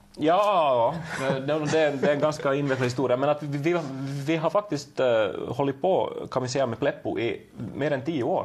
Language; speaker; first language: Swedish; native; Swedish